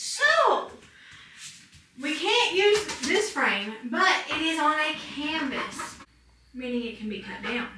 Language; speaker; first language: English; native; English